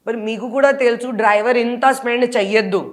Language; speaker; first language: Telugu; non-native, local second language; Hindi